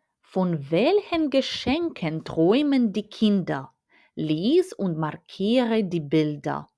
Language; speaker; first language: German; non-native, fluent; Ukrainian